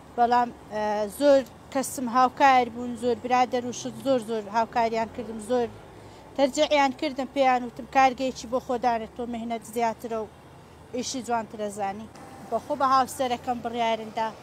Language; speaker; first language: Central Kurdish; native; Central Kurdish